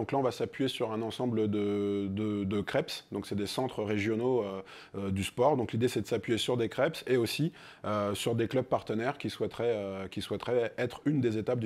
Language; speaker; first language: French; native; French